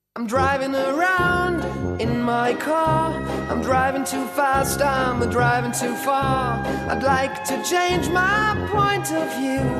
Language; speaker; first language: French; native; French